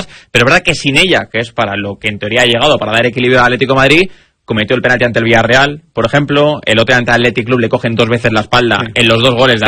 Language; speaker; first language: Spanish; native; Spanish